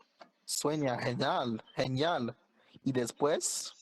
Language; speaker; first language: Spanish; non-native, learner; English